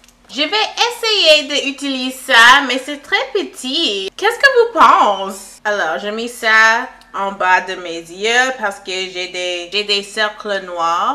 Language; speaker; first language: French; non-native, local second language; English